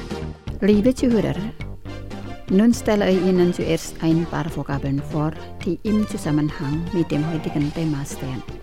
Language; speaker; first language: German; non-native, fluent; Indonesian